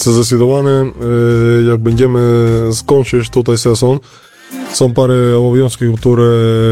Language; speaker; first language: Polish; non-native, learner; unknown